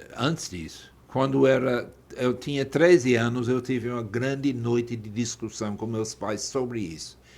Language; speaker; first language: Portuguese; non-native, fluent; English